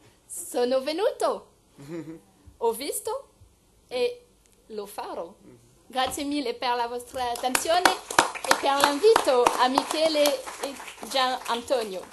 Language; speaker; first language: Italian; non-native, learner; French